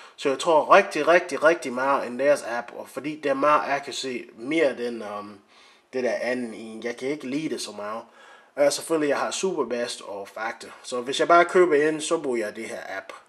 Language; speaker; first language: Danish; non-native, learner; English